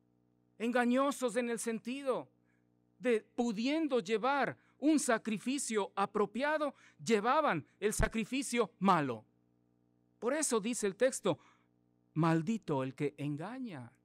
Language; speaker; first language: Spanish; native; Spanish